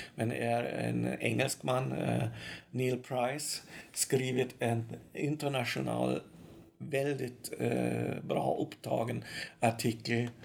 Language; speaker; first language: Swedish; non-native, fluent; German